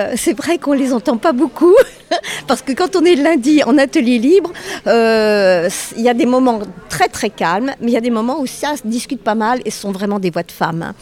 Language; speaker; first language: French; native; French